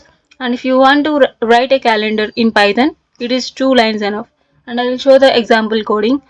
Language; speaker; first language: English; non-native, local second language; Telugu